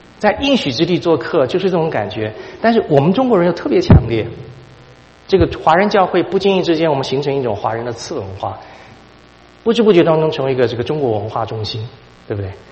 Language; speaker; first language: Chinese; native; Chinese